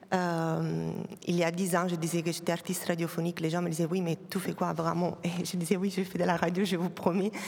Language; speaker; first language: French; non-native, fluent; Italian